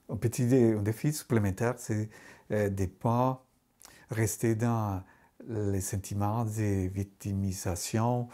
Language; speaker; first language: French; non-native, fluent; Spanish